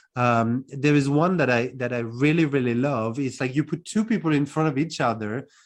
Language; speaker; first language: English; non-native, fluent; French